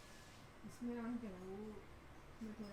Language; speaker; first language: Hindi; native; Hindi